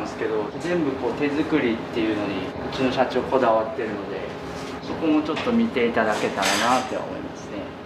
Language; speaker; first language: Japanese; native; Japanese